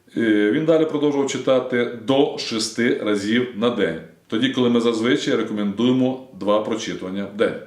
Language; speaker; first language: Ukrainian; native; Ukrainian